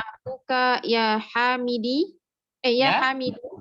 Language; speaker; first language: Arabic; non-native, learner; Indonesian